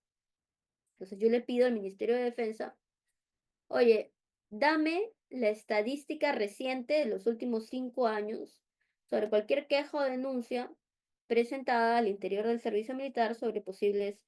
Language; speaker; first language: Spanish; native; Spanish